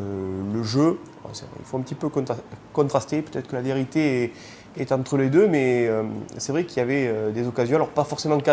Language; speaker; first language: French; native; French